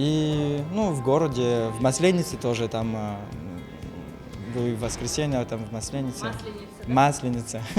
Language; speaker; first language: Russian; non-native, fluent; French